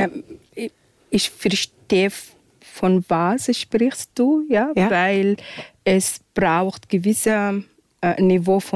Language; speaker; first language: German; non-native, fluent; Arabic